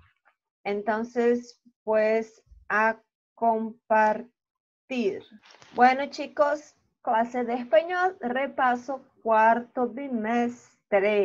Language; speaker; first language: Spanish; non-native, fluent; Portuguese